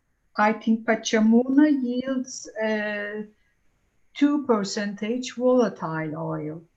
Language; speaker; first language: English; non-native, fluent; Turkish